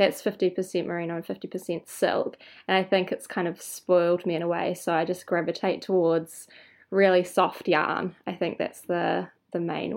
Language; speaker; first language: English; native; English